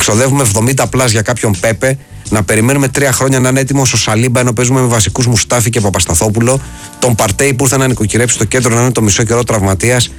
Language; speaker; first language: Greek; native; Greek